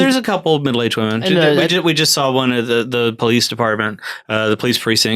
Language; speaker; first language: English; native; English